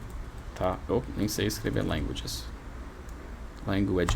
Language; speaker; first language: Portuguese; non-native, fluent; English